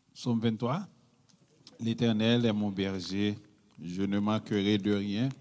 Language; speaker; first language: French; non-native, local second language; Haitian Creole